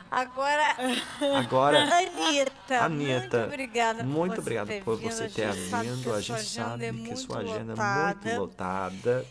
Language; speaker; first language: Portuguese; native; Portuguese